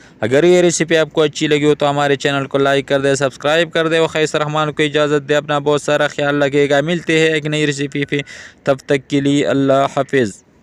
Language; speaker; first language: Urdu; non-native, local second language; Pashto